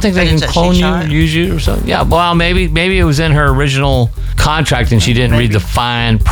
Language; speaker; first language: English; native; English